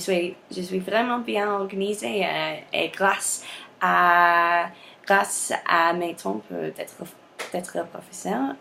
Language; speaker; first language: French; non-native, learner; English